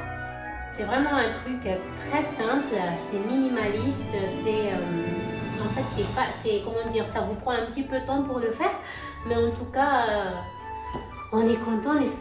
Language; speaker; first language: French; native; French